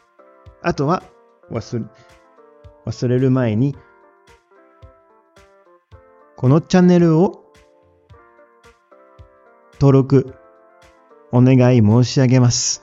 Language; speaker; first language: Japanese; non-native, fluent; French